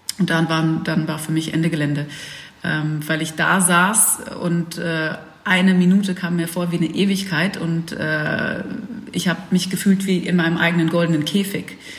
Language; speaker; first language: German; early bilingual, other home language; Dutch